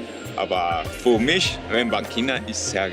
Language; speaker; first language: German; non-native, learner; Spanish